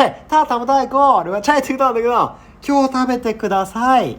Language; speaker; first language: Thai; non-native, learner; Japanese